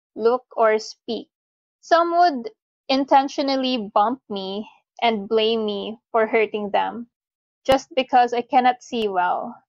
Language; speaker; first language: English; non-native, local second language; Filipino